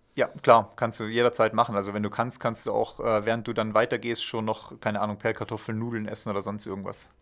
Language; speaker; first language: German; native; German